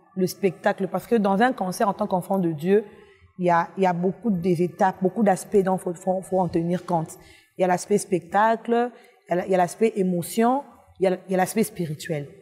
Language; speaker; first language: French; non-native, local second language; Lingala